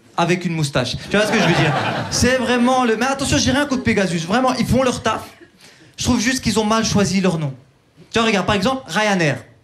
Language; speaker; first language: French; early bilingual, other home language; Turkish